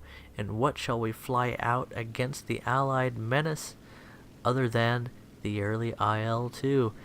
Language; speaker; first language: English; native; English